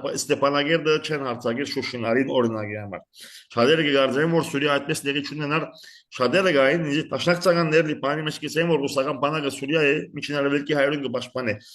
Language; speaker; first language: Armenian; early bilingual, heritage; Armenian